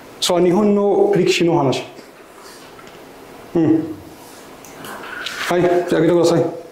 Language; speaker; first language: Japanese; non-native, learner; Arabic